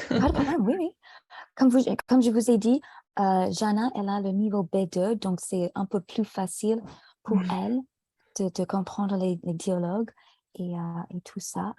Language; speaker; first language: French; native; French